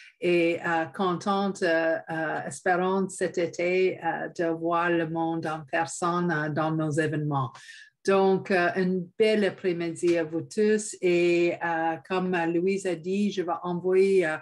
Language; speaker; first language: French; non-native, fluent; English